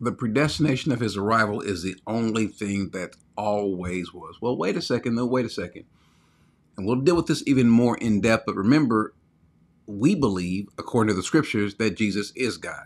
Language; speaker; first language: English; native; English